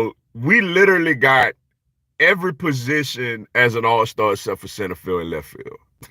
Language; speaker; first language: English; native; English